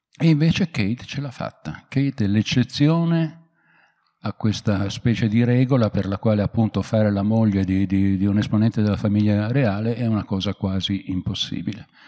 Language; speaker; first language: Italian; native; Italian